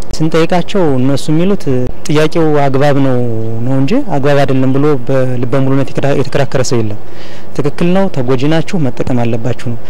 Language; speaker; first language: Amharic; native; Amharic